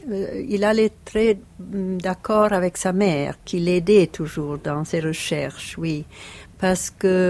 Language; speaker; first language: French; non-native, fluent; Italian